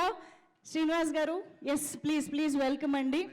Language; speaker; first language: Telugu; native; Telugu